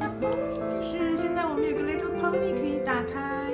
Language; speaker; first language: Chinese; native; Chinese